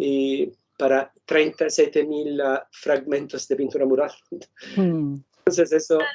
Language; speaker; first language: Spanish; non-native, fluent; Italian